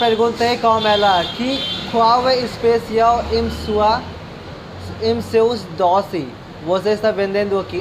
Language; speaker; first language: Portuguese; non-native, learner; Hindi